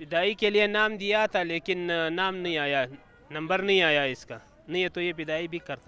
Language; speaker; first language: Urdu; non-native, learner; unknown